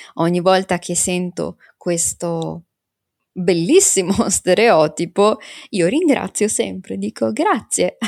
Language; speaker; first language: Italian; native; Italian